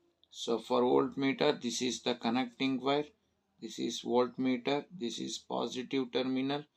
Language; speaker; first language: English; non-native, local second language; Kannada